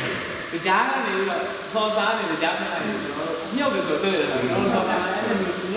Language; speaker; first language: Burmese; native; Burmese